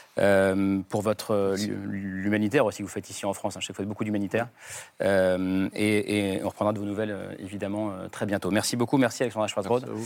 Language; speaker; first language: French; native; French